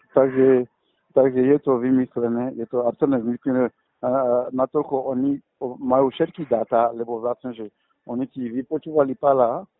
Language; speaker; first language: Slovak; non-native, fluent; Bambara